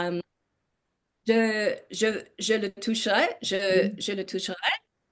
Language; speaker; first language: French; non-native, learner; English